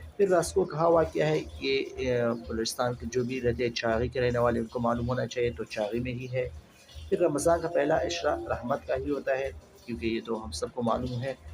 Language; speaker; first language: Urdu; non-native, local second language; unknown